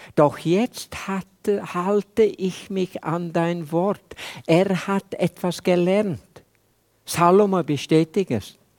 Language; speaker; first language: German; non-native, fluent; Welsh